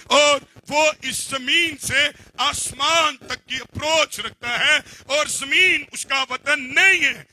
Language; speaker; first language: Urdu; non-native, local second language; Punjabi